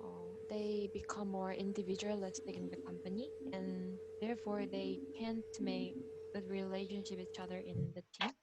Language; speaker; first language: English; non-native, learner; Korean